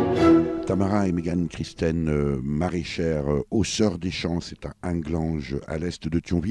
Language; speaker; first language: French; native; French